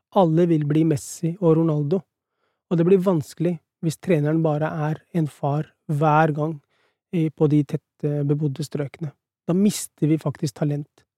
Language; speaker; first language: Norwegian; early bilingual, other home language; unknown